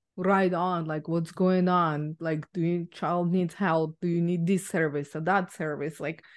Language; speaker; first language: English; non-native, fluent; Ukrainian